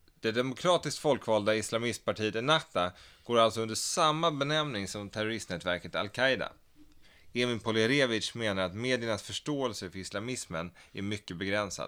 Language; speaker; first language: Swedish; native; Swedish